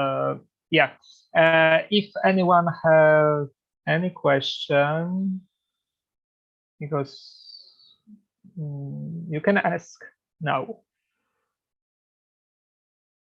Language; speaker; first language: English; non-native, fluent; Polish